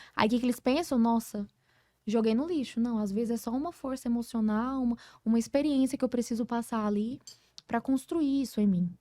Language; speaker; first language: Portuguese; early bilingual, heritage; Portuguese